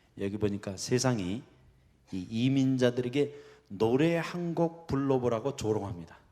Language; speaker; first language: Korean; early bilingual, heritage; Korean